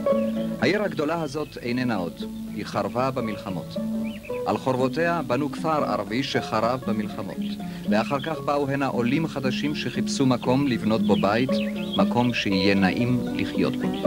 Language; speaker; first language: Hebrew; native; Hebrew